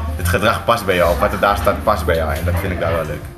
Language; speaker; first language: Dutch; early bilingual, other home language; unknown